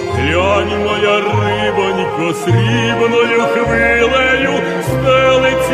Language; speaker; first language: Russian; non-native, local second language; Ukrainian